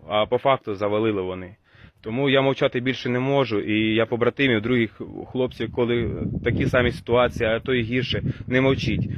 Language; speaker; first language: Ukrainian; non-native, local second language; Russian